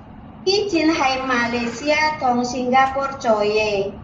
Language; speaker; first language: Cantonese; non-native, learner; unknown